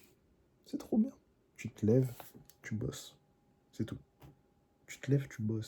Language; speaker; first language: French; native; French